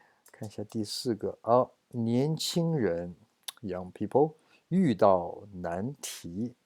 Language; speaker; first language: Chinese; non-native, fluent; English